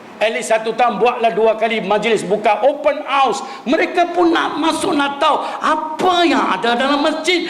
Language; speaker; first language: Malay; non-native, local second language; Min Nan Chinese